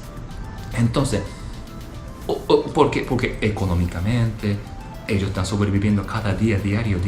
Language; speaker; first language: Spanish; non-native, learner; Japanese